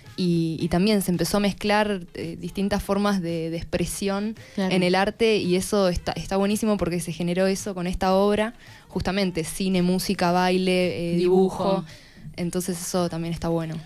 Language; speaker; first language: Spanish; native; Spanish